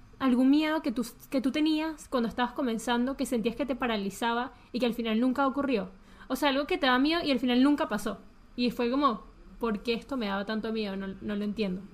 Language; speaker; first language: Spanish; early bilingual, heritage; Spanish